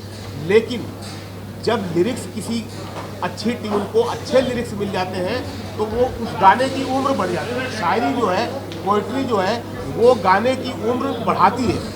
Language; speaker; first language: Hindi; native; Hindi